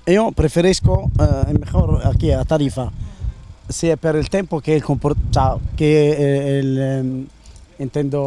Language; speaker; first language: Spanish; non-native, learner; Italian